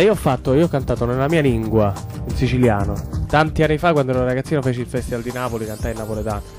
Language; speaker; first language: Italian; native; Italian